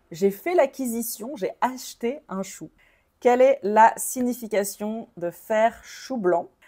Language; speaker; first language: French; native; French